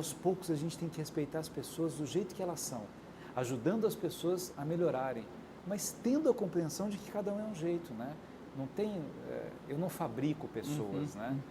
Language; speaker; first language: Portuguese; native; Portuguese